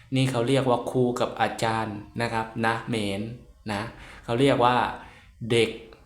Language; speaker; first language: Thai; native; Thai